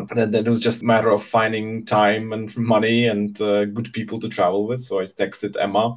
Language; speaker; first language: English; non-native, fluent; Czech